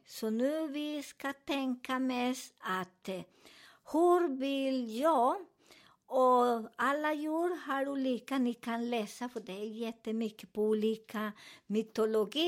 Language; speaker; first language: Swedish; non-native, learner; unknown